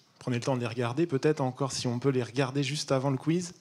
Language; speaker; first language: French; native; French